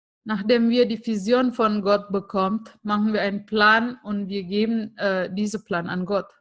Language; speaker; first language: German; non-native, fluent; Indonesian